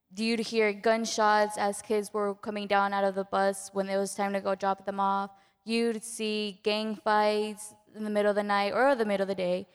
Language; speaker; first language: English; early bilingual, other home language; Spanish